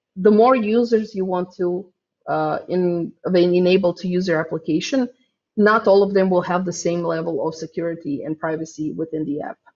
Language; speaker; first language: English; non-native, fluent; Croatian